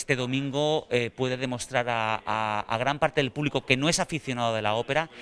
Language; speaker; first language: Spanish; native; Spanish